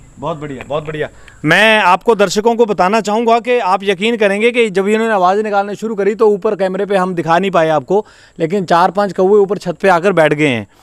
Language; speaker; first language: Hindi; native; Hindi